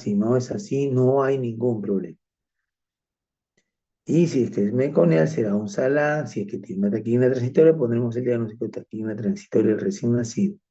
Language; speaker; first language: Spanish; native; Spanish